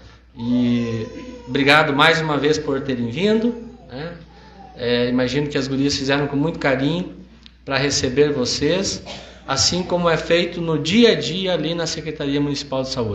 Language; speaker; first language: Portuguese; native; Portuguese